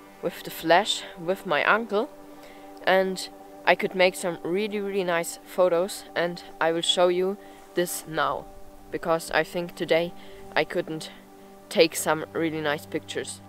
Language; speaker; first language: English; non-native, fluent; German